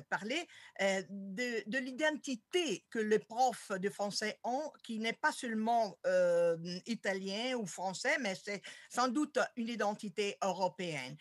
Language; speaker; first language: French; non-native, fluent; Italian